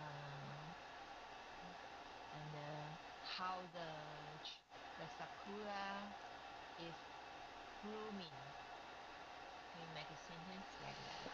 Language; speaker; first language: English; non-native, learner; Chinese